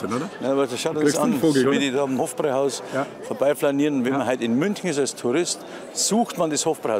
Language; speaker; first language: German; native; German